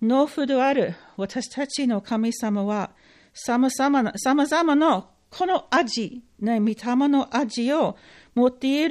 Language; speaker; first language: Japanese; non-native, fluent; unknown